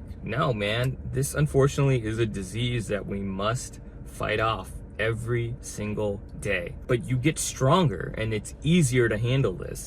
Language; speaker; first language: English; native; English